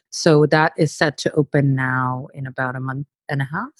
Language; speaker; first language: English; native; English